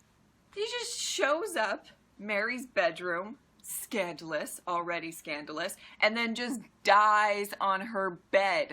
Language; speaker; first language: English; native; English